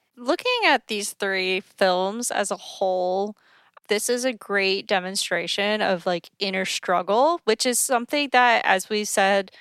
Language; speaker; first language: English; native; English